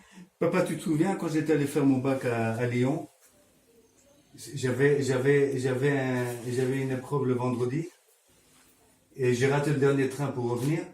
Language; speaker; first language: French; native; French